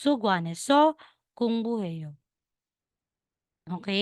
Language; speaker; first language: Korean; non-native, learner; Filipino